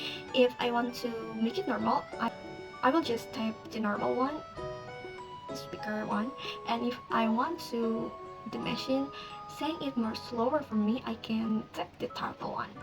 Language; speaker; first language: English; non-native, learner; Indonesian